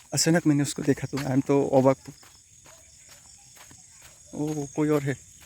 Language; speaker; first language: Hindi; non-native, local second language; Kok Borok